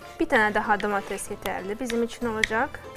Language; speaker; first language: Turkish; non-native, fluent; Russian